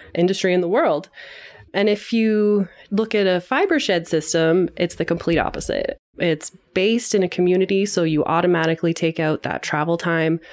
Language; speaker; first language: English; native; English